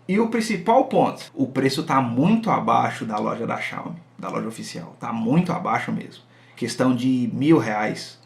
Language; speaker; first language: Portuguese; native; Portuguese